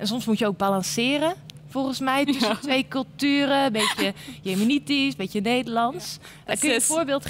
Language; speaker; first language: Dutch; native; Dutch